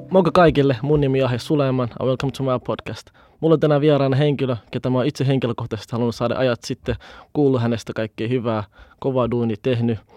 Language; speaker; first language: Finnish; early bilingual, other home language; Somali